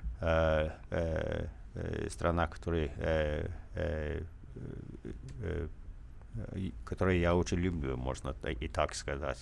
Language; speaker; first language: Russian; non-native, fluent; English